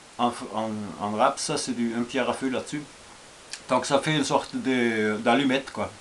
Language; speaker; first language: French; non-native, fluent; German